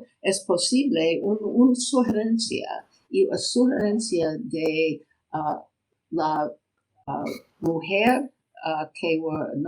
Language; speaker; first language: Spanish; non-native, learner; English